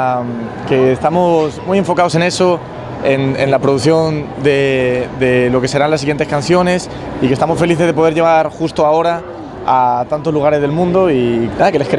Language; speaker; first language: Spanish; native; Spanish